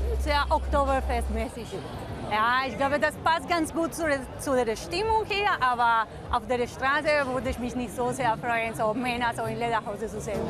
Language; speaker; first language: German; non-native, fluent; Spanish